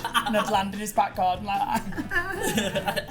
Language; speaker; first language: English; native; English